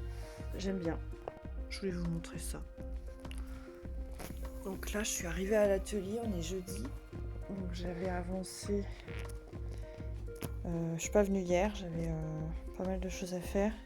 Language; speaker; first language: French; native; French